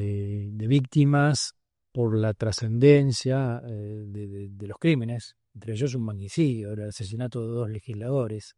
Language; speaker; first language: Spanish; native; Spanish